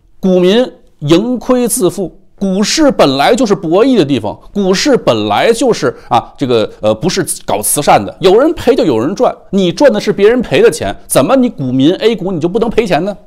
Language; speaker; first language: Chinese; native; Chinese